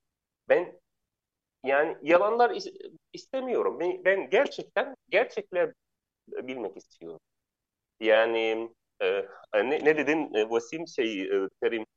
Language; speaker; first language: Turkish; non-native, learner; Arabic